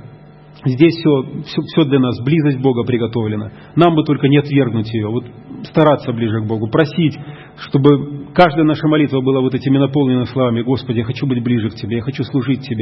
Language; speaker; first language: Russian; native; Russian